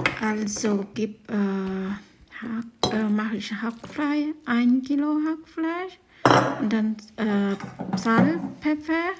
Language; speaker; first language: German; non-native, learner; Thai